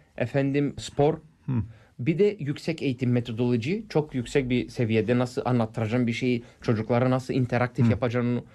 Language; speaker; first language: Turkish; non-native, fluent; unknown